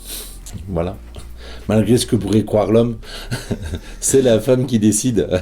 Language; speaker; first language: French; native; French